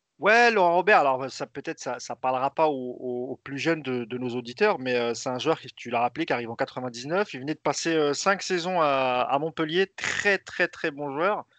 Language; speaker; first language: French; native; French